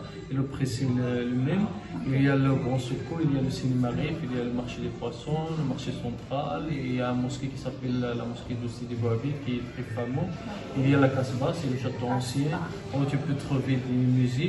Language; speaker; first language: French; non-native, local second language; Arabic